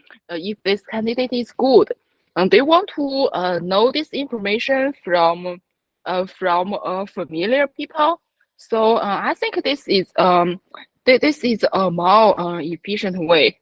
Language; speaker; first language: English; non-native, fluent; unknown